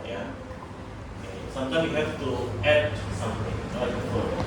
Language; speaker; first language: English; non-native, fluent; Indonesian